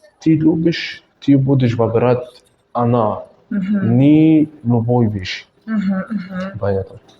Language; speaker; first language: Russian; non-native, learner; Arabic